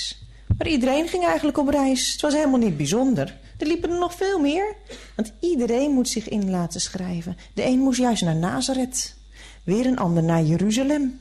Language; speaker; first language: Dutch; native; Dutch